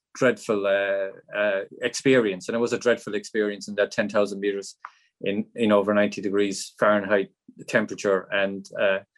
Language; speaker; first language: English; native; English